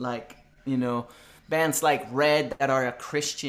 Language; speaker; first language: English; non-native, fluent; Spanish